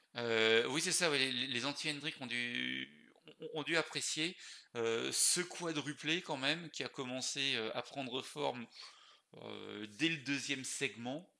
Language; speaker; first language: French; native; French